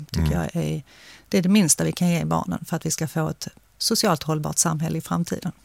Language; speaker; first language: Swedish; early bilingual, other home language; Finnish